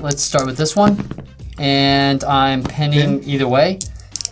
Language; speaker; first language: English; native; English